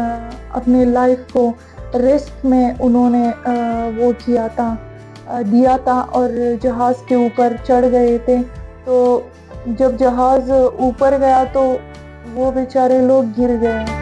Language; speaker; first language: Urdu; non-native, fluent; Persian